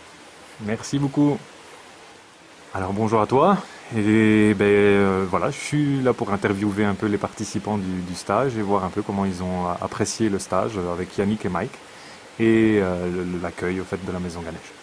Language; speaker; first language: French; native; French